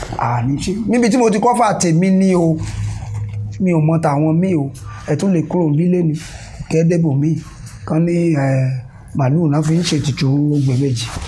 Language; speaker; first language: Yoruba; native; Yoruba